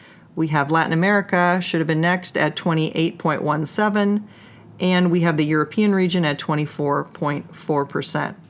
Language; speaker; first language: English; native; English